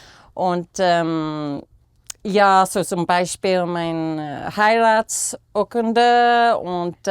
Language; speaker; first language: German; non-native, learner; English